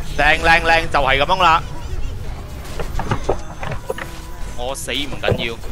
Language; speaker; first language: Chinese; native; Chinese